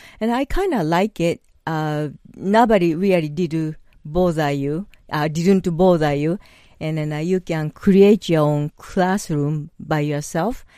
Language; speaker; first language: English; non-native, learner; Japanese